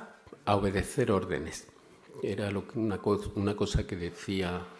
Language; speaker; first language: Spanish; native; Spanish